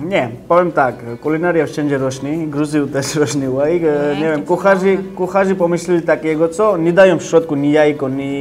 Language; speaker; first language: Polish; non-native, learner; Georgian